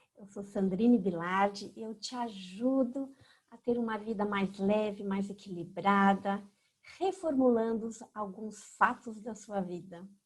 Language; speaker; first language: Portuguese; non-native, fluent; French